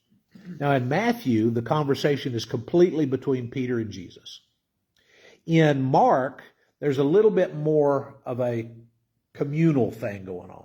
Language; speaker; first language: English; native; English